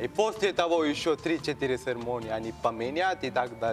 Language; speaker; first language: Russian; non-native, learner; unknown